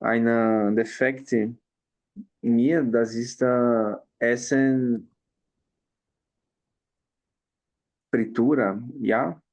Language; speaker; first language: German; non-native, learner; Portuguese